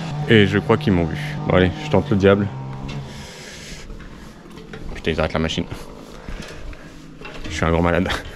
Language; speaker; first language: French; native; French